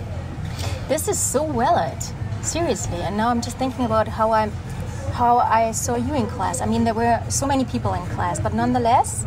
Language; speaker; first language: English; non-native, fluent; German